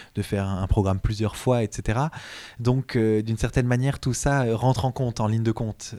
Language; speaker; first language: French; native; French